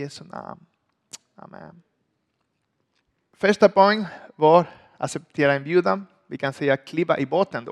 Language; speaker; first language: Swedish; non-native, learner; Spanish